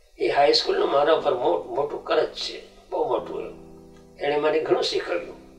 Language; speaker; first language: Gujarati; native; Gujarati